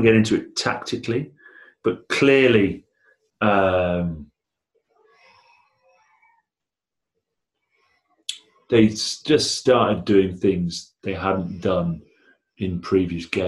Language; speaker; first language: English; native; English